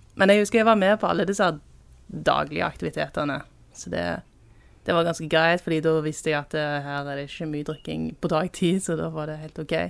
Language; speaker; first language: Norwegian; native; Norwegian